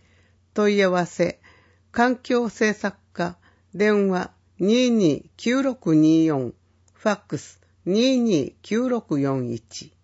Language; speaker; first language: Japanese; native; Japanese